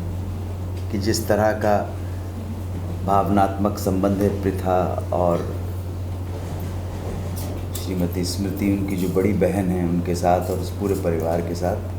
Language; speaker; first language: Hindi; native; Hindi